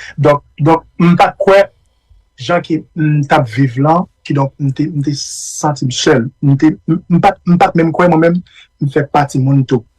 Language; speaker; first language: Haitian Creole; early bilingual, heritage; Haitian Creole